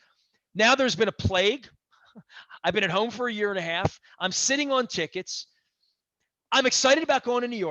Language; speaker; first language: English; native; English